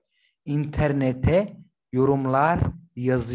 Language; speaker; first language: Turkish; non-native, fluent; Somali